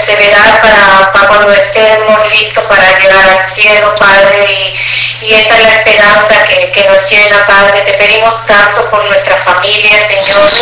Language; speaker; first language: Spanish; native; Spanish